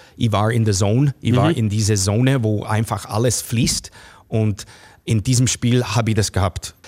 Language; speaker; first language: German; non-native, fluent; English